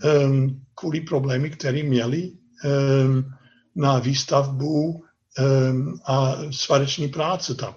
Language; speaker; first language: Czech; non-native, fluent; Dutch